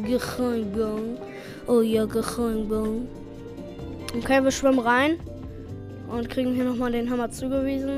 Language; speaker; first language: German; native; German